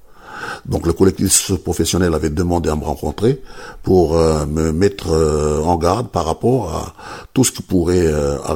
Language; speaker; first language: French; native; French